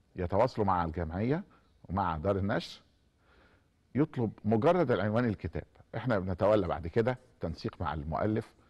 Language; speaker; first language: Arabic; native; Arabic